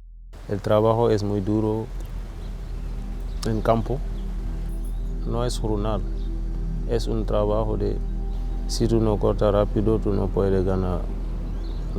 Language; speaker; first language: Spanish; non-native, learner; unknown